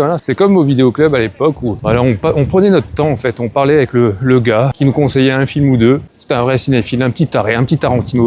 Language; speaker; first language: French; native; French